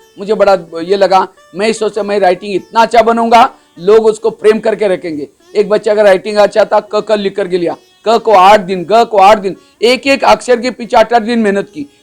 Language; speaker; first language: Hindi; non-native, local second language; Marathi